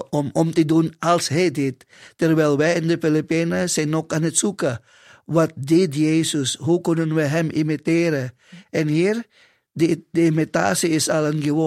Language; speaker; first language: Dutch; non-native, fluent; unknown